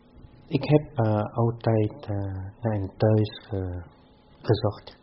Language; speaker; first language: Dutch; non-native, fluent; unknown